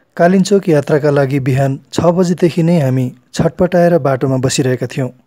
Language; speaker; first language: Nepali; native; Nepali